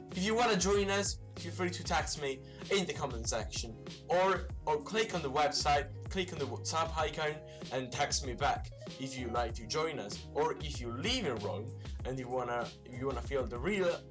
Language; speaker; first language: English; non-native, fluent; Italian